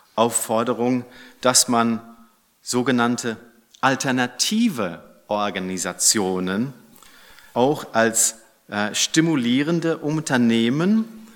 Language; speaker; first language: German; non-native, fluent; English